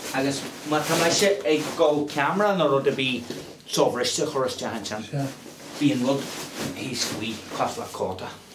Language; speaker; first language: Irish; native; Irish